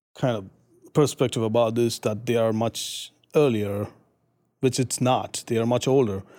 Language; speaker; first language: English; non-native, local second language; Tamil